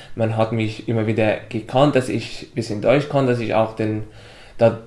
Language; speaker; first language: German; non-native, fluent; Arabic